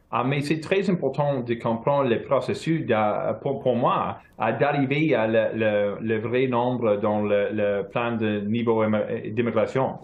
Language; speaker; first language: French; non-native, local second language; English